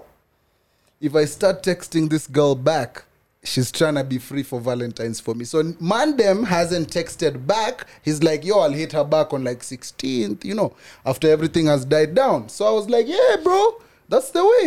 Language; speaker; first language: English; non-native, local second language; Swahili